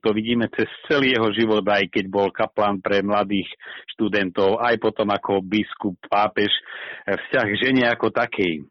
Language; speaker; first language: Slovak; native; Slovak